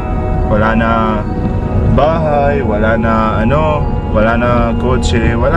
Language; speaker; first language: Filipino; non-native, learner; Arabic